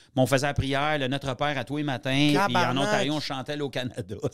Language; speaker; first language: French; native; French